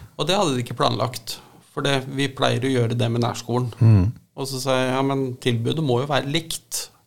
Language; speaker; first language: Norwegian; native; Norwegian